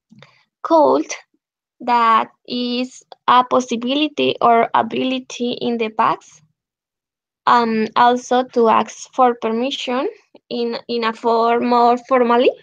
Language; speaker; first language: English; non-native, learner; Spanish